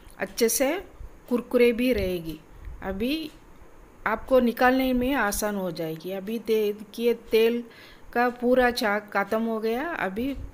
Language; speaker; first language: Hindi; non-native, local second language; Tamil